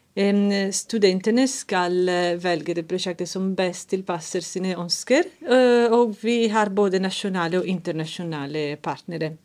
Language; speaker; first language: Norwegian; non-native, fluent; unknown